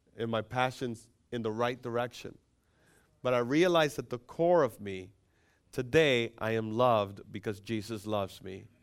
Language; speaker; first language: English; non-native, fluent; Spanish